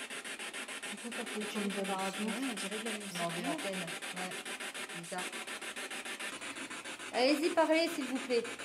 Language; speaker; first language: French; native; French